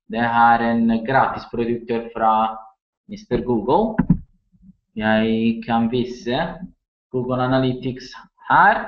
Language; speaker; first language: Norwegian; non-native, learner; Italian